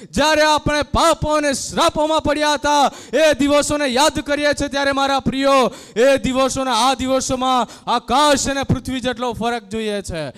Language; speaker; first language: Gujarati; non-native, local second language; Gamit